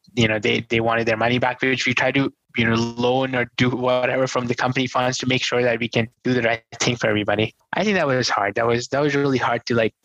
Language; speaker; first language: English; non-native, local second language; Hindi